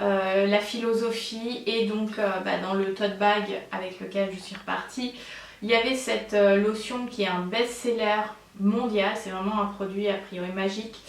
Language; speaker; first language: French; native; French